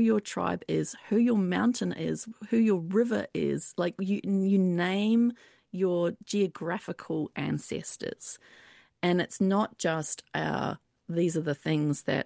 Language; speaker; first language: English; native; English